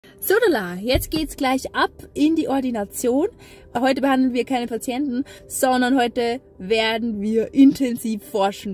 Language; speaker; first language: German; native; German